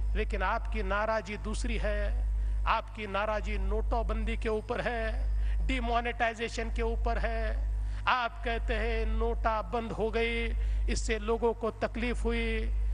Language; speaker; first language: Hindi; non-native, local second language; Marathi